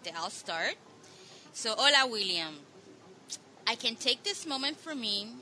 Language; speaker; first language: English; non-native, local second language; Spanish